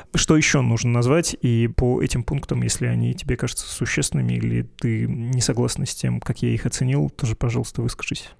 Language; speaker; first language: Russian; native; Russian